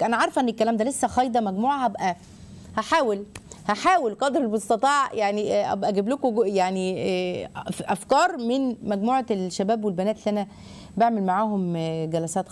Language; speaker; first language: Arabic; native; Arabic